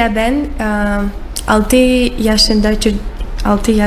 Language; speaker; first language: Turkish; non-native, learner; Russian